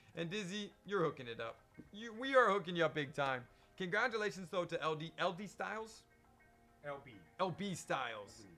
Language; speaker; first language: English; native; English